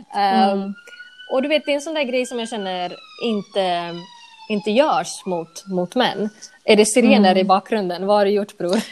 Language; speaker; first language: Swedish; non-native, local second language; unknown